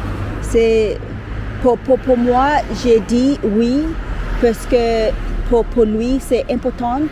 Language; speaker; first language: French; non-native, learner; Zulu